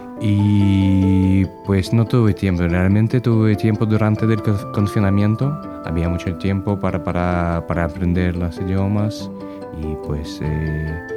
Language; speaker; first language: Spanish; non-native, learner; Russian